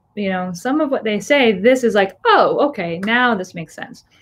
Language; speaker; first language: English; native; English